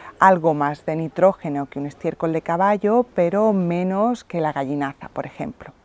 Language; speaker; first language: Spanish; native; Spanish